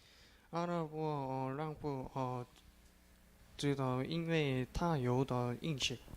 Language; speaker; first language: Chinese; non-native, learner; Korean